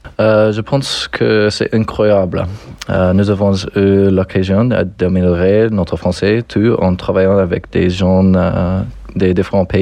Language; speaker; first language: French; non-native, fluent; English